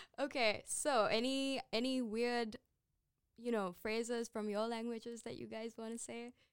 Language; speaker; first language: English; non-native, local second language; Sinhala